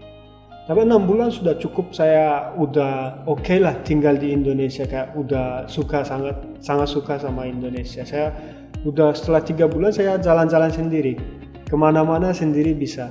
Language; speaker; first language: Indonesian; non-native, fluent; Turkmen